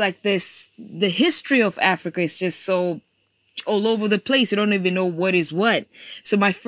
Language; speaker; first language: English; non-native, fluent; Kikuyu